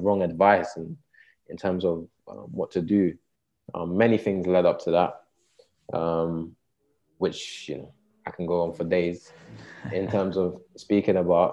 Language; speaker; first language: English; native; English